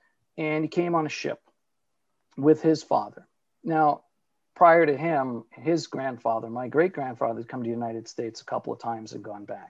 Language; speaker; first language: English; early bilingual, other home language; Italian